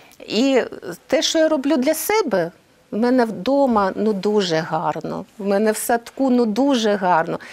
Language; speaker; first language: Ukrainian; non-native, local second language; Russian